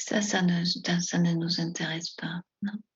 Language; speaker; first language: French; non-native, fluent; Spanish